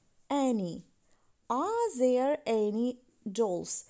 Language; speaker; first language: English; non-native, fluent; Ukrainian